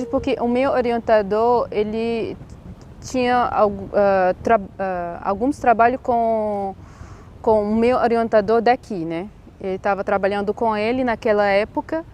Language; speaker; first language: Portuguese; non-native, fluent; Arabic